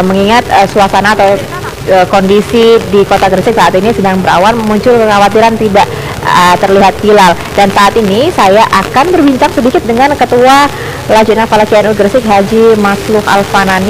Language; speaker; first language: Indonesian; native; Indonesian